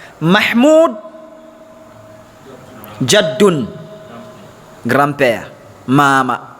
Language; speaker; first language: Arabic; non-native, fluent; Fula